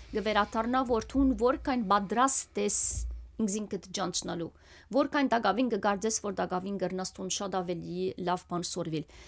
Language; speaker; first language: Armenian; early bilingual, heritage; Armenian